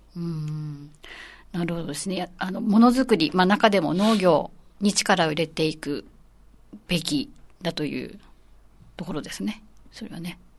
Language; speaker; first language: Japanese; native; Japanese